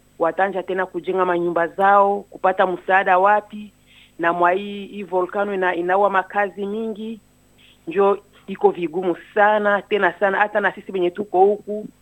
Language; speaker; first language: Swahili; native; Swahili